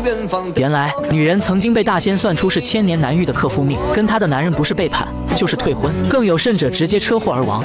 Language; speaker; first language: Chinese; native; Chinese